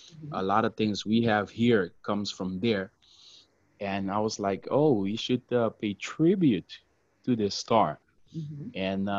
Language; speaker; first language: English; non-native, fluent; Papiamento